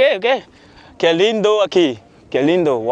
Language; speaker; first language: Portuguese; non-native, learner; French